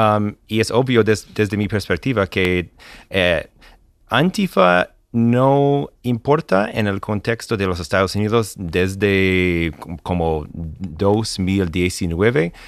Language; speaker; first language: Spanish; non-native, fluent; English